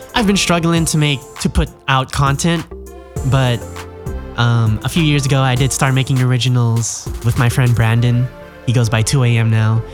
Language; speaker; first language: English; native; English